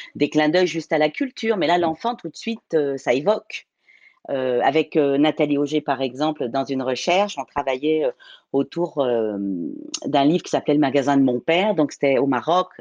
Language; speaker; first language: French; native; French